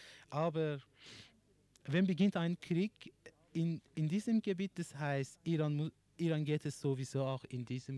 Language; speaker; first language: German; non-native, learner; Persian